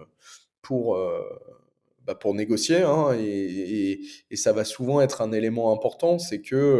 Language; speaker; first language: French; native; French